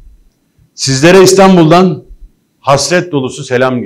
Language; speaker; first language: Turkish; native; Turkish